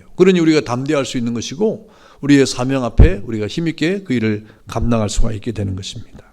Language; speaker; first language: Korean; native; Korean